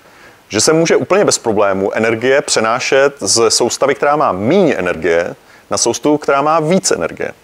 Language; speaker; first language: Czech; native; Czech